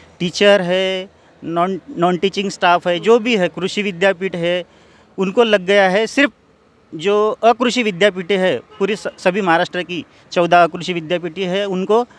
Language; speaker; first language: Hindi; non-native, local second language; Marathi